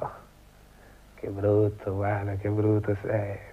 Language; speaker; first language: Italian; non-native, learner; Portuguese